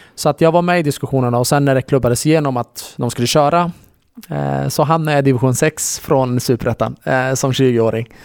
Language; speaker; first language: Swedish; early bilingual, other home language; Kurdish